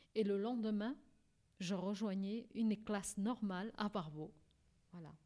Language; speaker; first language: French; early bilingual, other home language; Portuguese